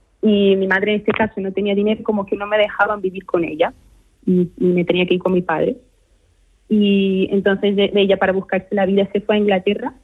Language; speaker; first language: Spanish; early bilingual, other home language; Portuguese